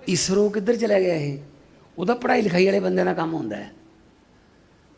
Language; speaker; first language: Hindi; non-native, local second language; Punjabi